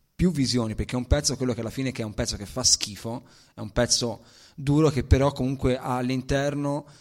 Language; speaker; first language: Italian; native; Italian